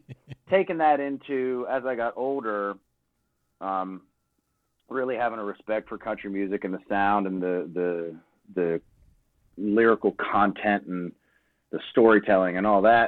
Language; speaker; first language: English; native; English